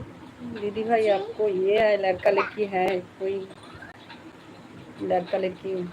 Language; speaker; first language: Hindi; non-native, local second language; Bangla